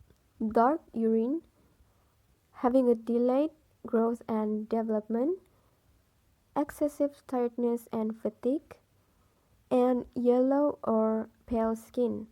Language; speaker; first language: English; non-native, local second language; Malay